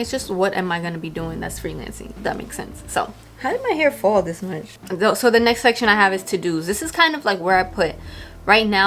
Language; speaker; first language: English; native; English